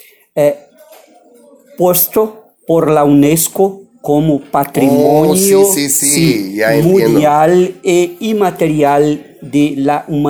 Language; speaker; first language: Spanish; non-native, fluent; Portuguese